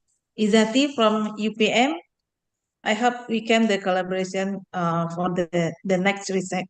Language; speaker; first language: English; non-native, fluent; Indonesian